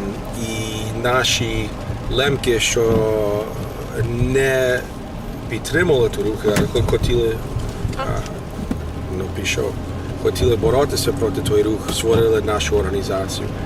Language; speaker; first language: Ukrainian; early bilingual, heritage; Ukrainian